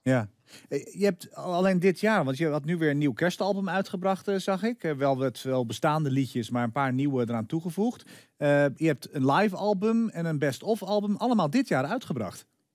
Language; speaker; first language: Dutch; native; Dutch